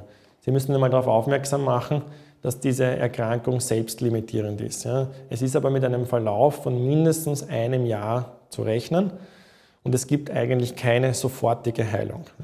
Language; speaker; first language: German; native; German